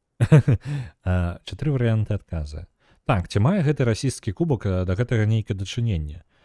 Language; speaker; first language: Belarusian; non-native, local second language; Russian